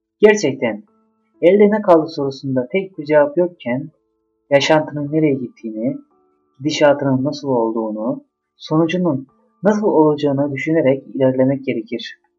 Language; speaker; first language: Turkish; native; Turkish